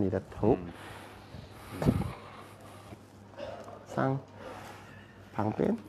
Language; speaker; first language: Chinese; non-native, local second language; Cantonese